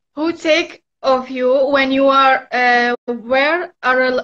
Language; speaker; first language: English; non-native, learner; Arabic